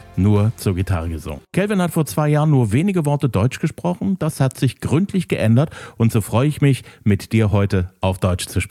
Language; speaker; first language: German; native; German